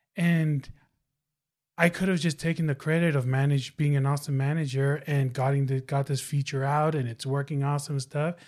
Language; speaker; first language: English; non-native, fluent; Tongan